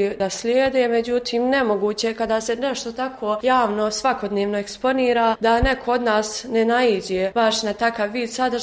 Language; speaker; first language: Croatian; native; Croatian